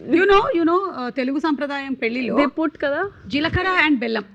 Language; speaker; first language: Telugu; native; Telugu